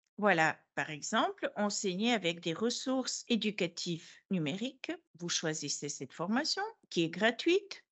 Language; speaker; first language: French; non-native, fluent; Bulgarian